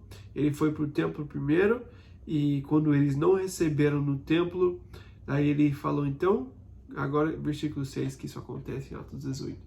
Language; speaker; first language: Portuguese; non-native, fluent; English